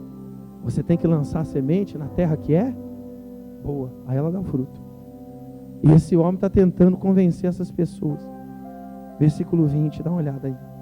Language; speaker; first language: Portuguese; native; Portuguese